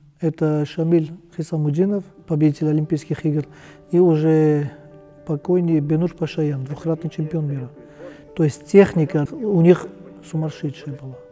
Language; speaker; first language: Russian; non-native, local second language; Armenian